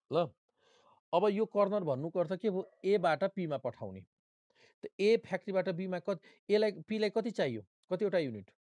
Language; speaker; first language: Nepali; non-native, local second language; Maithili